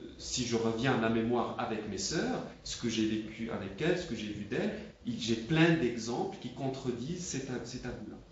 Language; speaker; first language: French; non-native, local second language; Arabic